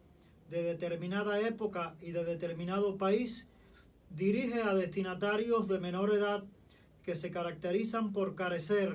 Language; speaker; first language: Spanish; native; Spanish